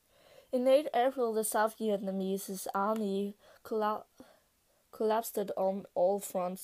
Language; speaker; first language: English; non-native, learner; Danish